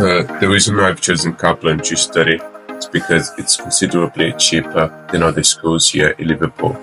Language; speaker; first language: English; non-native, fluent; Portuguese